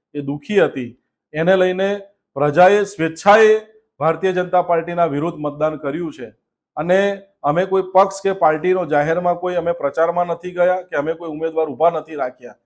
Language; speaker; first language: Gujarati; native; Gujarati